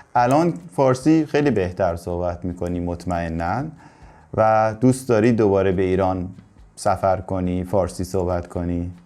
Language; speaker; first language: Persian; native; Persian